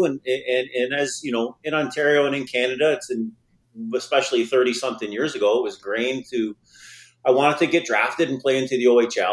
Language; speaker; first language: English; native; English